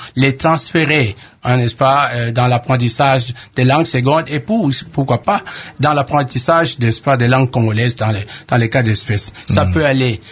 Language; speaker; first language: French; non-native, local second language; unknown